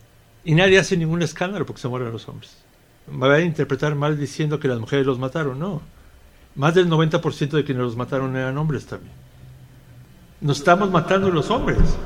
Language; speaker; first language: Spanish; native; Spanish